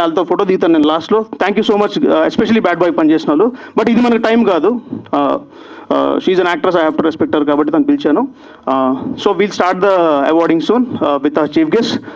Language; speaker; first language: Telugu; native; Telugu